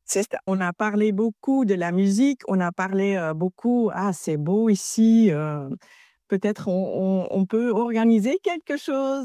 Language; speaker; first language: French; non-native, fluent; Dutch